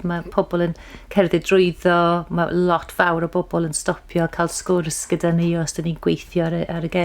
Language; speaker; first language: Welsh; native; Welsh